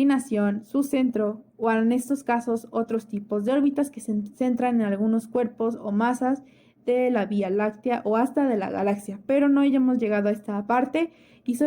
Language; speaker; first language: Spanish; native; Spanish